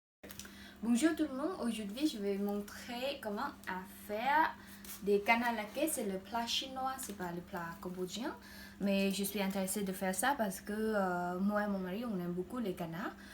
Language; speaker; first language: French; non-native, learner; Khmer